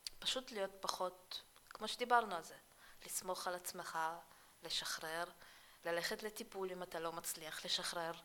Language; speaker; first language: Hebrew; early bilingual, other home language; Russian